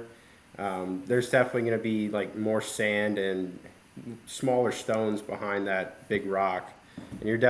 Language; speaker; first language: English; native; English